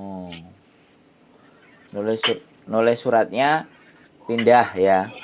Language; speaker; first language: Indonesian; non-native, local second language; Javanese